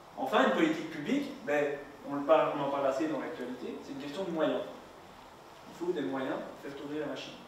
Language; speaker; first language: French; native; French